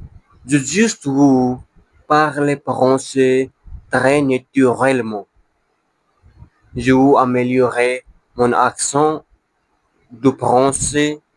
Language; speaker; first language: French; non-native, learner; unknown